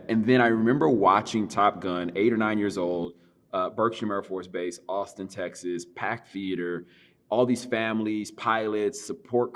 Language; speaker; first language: English; native; English